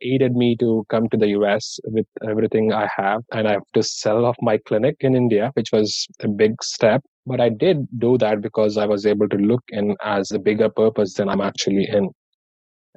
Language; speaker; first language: English; non-native, local second language; Telugu